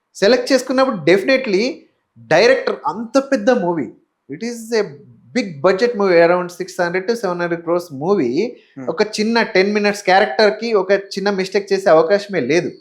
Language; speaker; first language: Telugu; native; Telugu